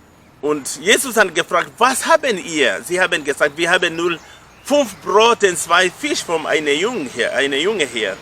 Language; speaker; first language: German; non-native, fluent; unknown